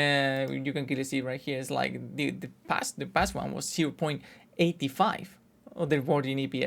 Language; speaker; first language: English; non-native, fluent; Spanish